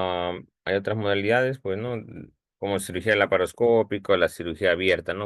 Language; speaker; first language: Spanish; native; Spanish